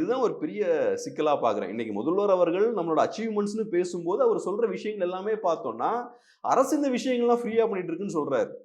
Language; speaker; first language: Tamil; native; Tamil